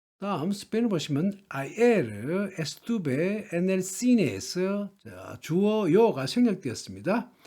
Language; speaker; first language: Korean; native; Korean